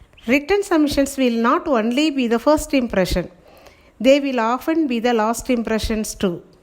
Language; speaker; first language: English; non-native, local second language; Tamil